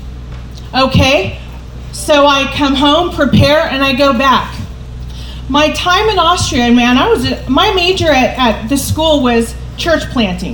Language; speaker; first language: English; native; English